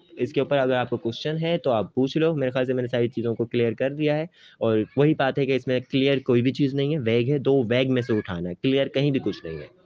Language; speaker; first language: Urdu; native; Urdu